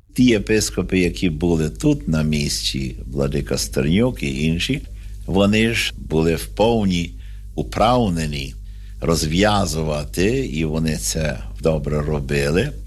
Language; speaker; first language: Ukrainian; early bilingual, heritage; Ukrainian